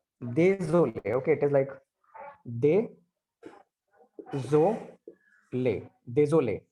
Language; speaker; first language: French; non-native, learner; Hindi